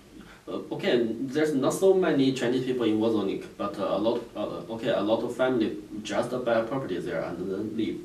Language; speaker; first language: English; non-native, learner; Chinese